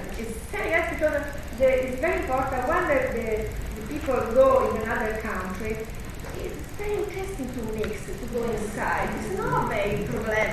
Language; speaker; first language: English; non-native, learner; Italian